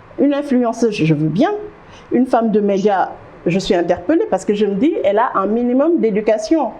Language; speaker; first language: French; non-native, local second language; Wolof